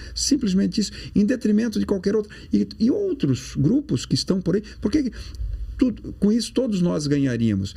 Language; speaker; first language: Portuguese; native; Portuguese